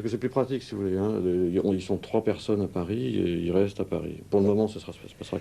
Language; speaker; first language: French; native; French